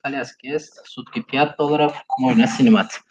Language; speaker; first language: Russian; non-native, learner; Turkish